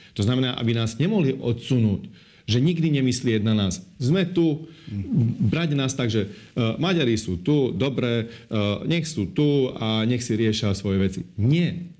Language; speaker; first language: Slovak; non-native, local second language; Hungarian